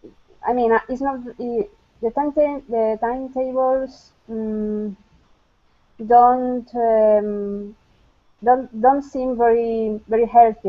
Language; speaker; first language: English; non-native, fluent; Spanish